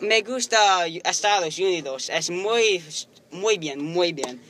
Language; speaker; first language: Spanish; non-native, learner; English